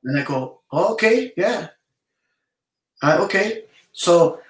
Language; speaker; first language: English; early bilingual, other home language; Spanish